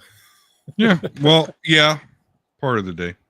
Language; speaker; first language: English; native; English